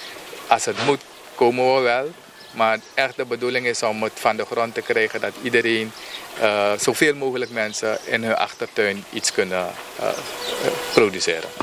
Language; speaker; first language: Dutch; non-native, local second language; Papiamento